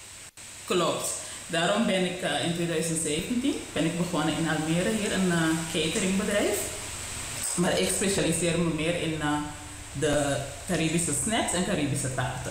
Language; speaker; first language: Dutch; non-native, local second language; Papiamento